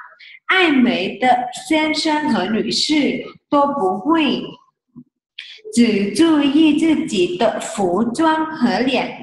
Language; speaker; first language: Chinese; non-native, fluent; Thai